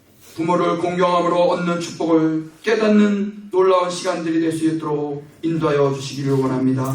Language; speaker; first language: Korean; native; Korean